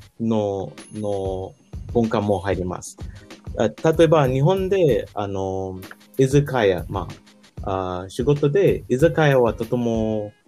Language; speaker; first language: Japanese; non-native, learner; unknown